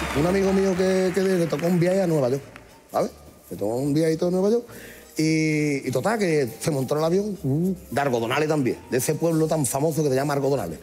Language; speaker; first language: Spanish; native; Spanish